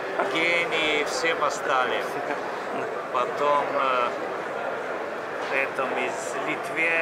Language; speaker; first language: Russian; non-native, fluent; Slovenian